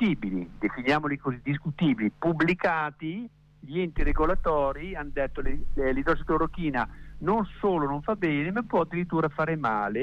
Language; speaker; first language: Italian; native; Italian